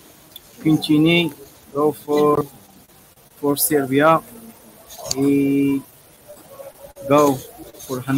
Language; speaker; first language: French; non-native, learner; Arabic